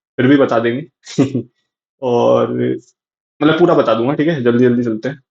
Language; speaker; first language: Hindi; native; Hindi